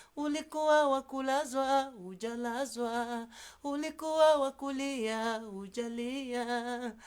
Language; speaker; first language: Swahili; non-native, local second language; Kikuyu